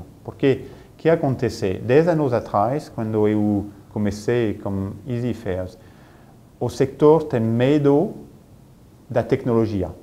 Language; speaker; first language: Portuguese; non-native, fluent; French